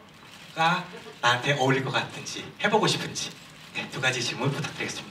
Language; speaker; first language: Korean; non-native, fluent; Thai